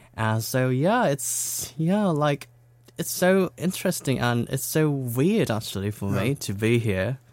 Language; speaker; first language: English; non-native, fluent; Korean